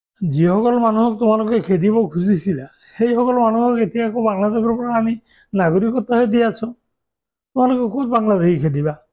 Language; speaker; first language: Assamese; non-native, local second language; Bangla